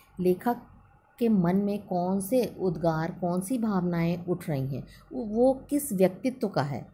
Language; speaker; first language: Hindi; native; Hindi